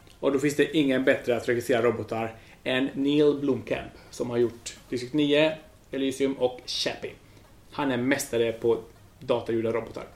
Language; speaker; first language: Swedish; early bilingual, other home language; Spanish